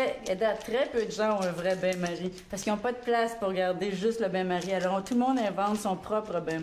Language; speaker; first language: French; native; French